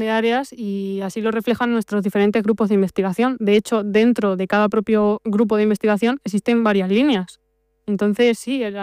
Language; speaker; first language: Spanish; native; Spanish